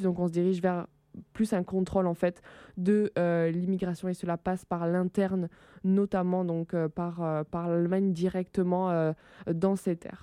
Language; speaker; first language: French; native; French